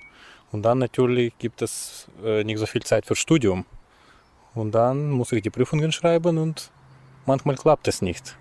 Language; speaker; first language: German; non-native, fluent; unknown